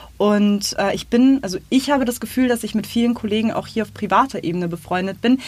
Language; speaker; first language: German; native; German